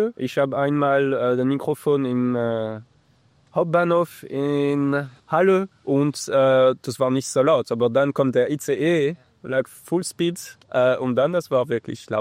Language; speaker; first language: German; non-native, learner; English